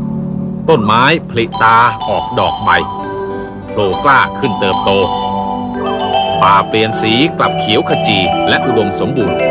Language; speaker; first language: Thai; native; Thai